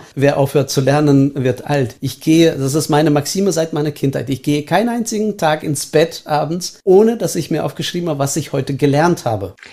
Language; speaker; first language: German; early bilingual, heritage; Estonian